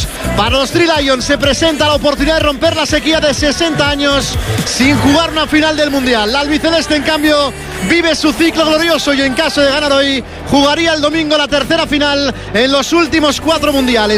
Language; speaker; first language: Spanish; native; Spanish